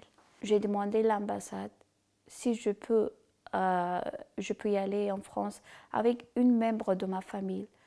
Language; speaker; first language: French; non-native, learner; Persian